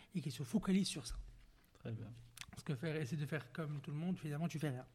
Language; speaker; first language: French; non-native, local second language; Arabic